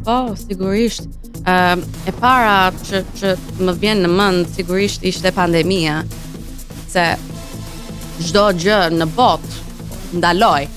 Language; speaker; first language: Albanian; early bilingual, heritage; Albanian